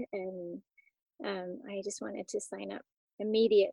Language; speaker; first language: English; native; English